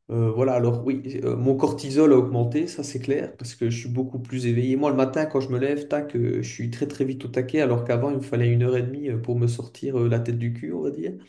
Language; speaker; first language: French; native; French